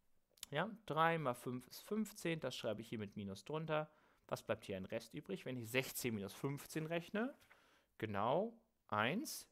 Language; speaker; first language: German; native; German